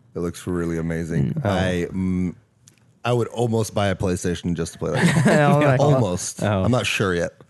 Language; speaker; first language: English; non-native, fluent; Norwegian